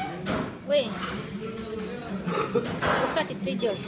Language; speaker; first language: French; non-native, learner; Filipino